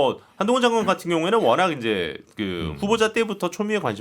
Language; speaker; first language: Korean; native; Korean